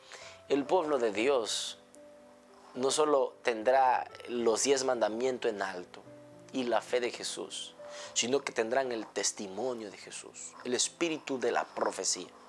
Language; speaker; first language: Spanish; native; Spanish